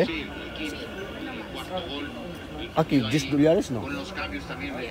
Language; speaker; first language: Spanish; non-native, learner; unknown